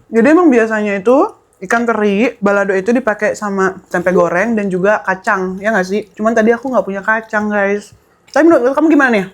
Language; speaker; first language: Indonesian; native; Indonesian